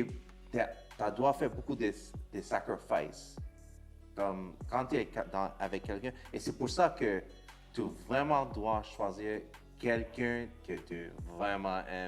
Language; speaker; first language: French; non-native, local second language; English